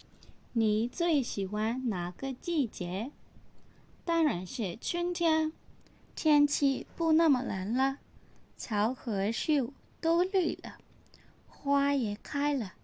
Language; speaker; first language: Chinese; non-native, learner; Burmese